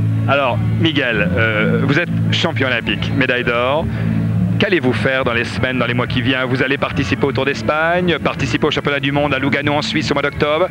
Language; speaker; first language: French; native; French